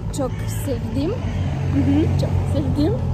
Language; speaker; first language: Turkish; non-native, learner; Romanian